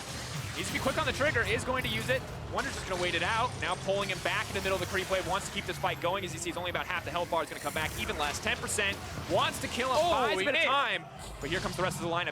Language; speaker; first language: English; native; English